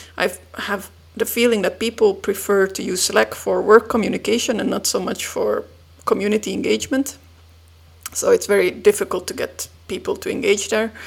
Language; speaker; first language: English; non-native, fluent; Finnish